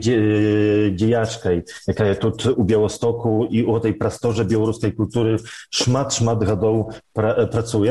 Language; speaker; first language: Polish; non-native, local second language; Belarusian